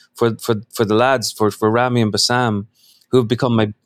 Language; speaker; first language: English; native; English